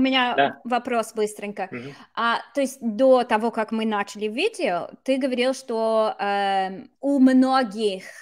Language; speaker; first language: Russian; non-native, fluent; English